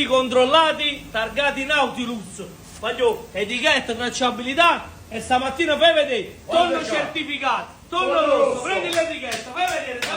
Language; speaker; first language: Italian; native; Italian